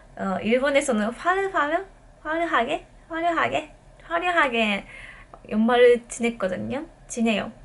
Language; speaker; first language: Korean; non-native, fluent; Japanese